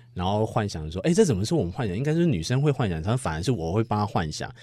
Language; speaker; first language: Chinese; native; Chinese